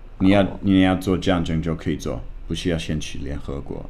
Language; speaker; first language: Chinese; non-native, fluent; English